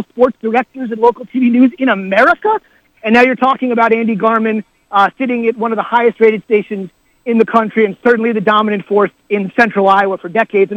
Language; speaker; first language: English; native; English